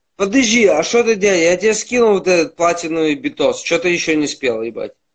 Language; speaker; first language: Russian; native; Russian